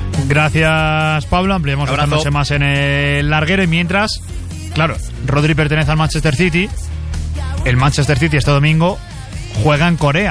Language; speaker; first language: Spanish; native; Spanish